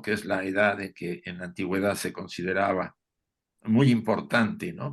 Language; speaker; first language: Spanish; native; Spanish